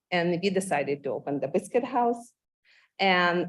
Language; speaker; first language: English; non-native, fluent; Ukrainian